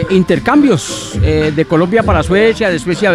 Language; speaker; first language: Spanish; native; Spanish